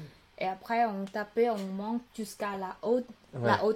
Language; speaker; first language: French; non-native, learner; Khmer